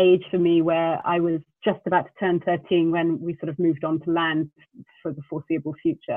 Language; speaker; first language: English; native; English